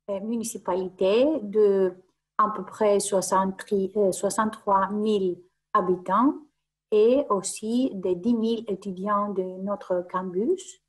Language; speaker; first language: French; non-native, fluent; Greek